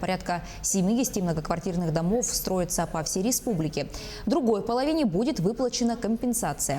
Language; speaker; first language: Russian; native; Russian